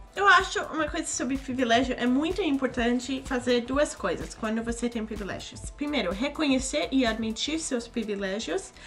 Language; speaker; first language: Portuguese; non-native, fluent; English